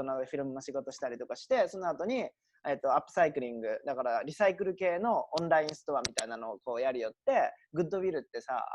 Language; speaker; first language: Japanese; native; Japanese